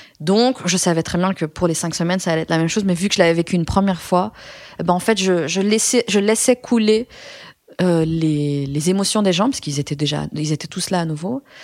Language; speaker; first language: French; early bilingual, other home language; Persian